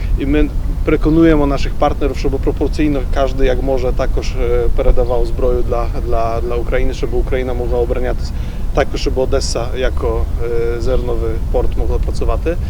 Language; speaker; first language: Ukrainian; non-native, fluent; Polish